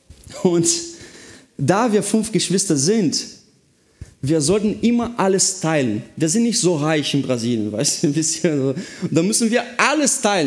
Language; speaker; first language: German; non-native, fluent; Portuguese